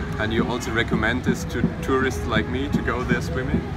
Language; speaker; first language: English; non-native, fluent; German